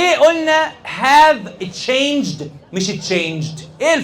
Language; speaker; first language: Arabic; native; Arabic